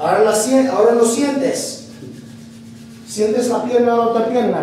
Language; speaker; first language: Spanish; early bilingual, heritage; Spanish